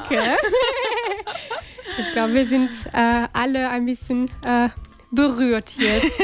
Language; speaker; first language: German; non-native, fluent; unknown